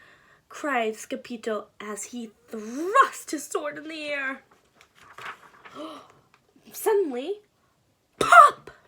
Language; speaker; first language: English; native; English